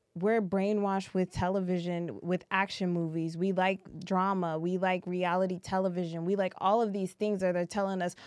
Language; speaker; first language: English; early bilingual, other home language; French